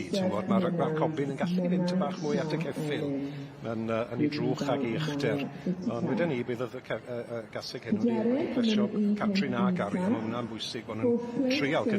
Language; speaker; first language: Welsh; native; Welsh